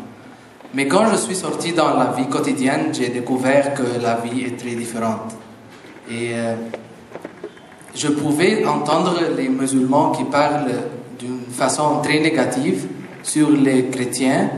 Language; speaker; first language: French; non-native, fluent; Arabic